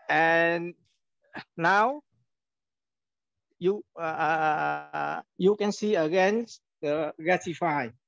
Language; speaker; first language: English; non-native, learner; Vietnamese